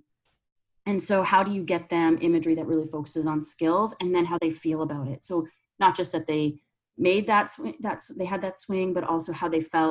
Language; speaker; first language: English; native; English